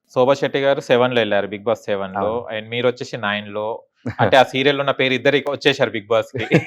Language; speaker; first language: Telugu; native; Telugu